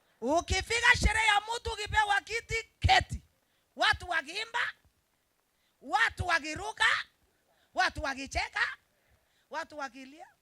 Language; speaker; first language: Swahili; non-native, local second language; Kalenjin